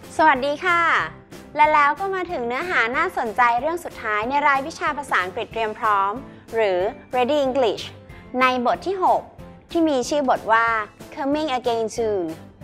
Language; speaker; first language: Thai; native; Thai